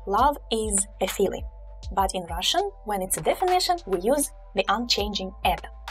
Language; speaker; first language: English; non-native, fluent; Russian